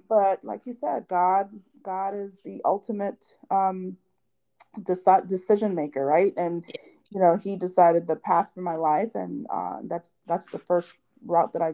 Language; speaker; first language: English; early bilingual, other home language; Haitian Creole